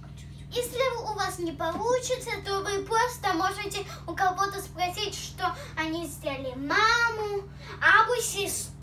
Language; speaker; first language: Russian; early bilingual, heritage; Russian